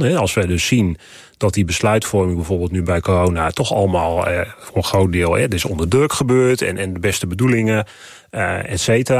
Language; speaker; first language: Dutch; native; Dutch